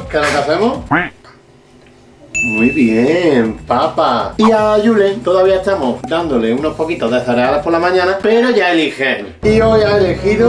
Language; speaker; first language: Spanish; native; Spanish